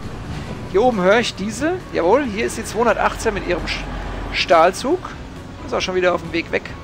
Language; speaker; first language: German; native; German